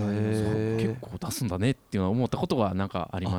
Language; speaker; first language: Japanese; native; Japanese